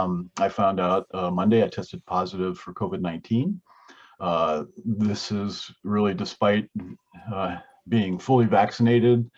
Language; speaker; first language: English; native; English